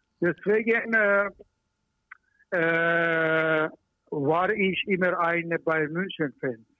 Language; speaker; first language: German; non-native, learner; Persian